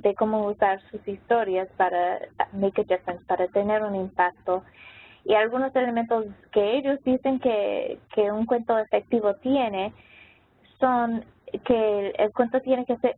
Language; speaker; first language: Spanish; non-native, local second language; English